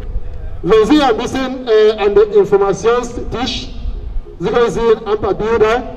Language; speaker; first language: German; non-native, fluent; Igbo